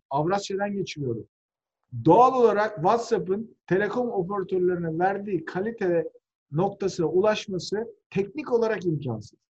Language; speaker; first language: Turkish; native; Turkish